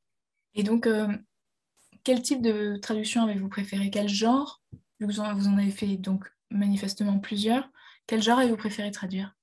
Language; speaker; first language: French; native; French